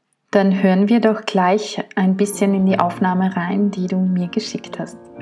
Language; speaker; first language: German; native; German